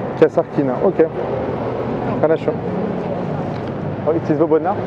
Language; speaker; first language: Russian; non-native, learner; French